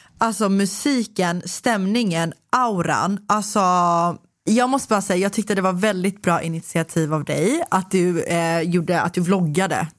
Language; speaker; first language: Swedish; native; Swedish